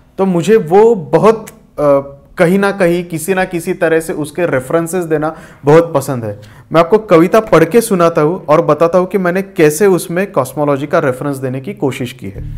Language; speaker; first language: Hindi; non-native, local second language; Marathi